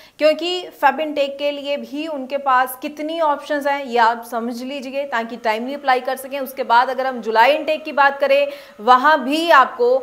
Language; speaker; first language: Hindi; non-native, local second language; Punjabi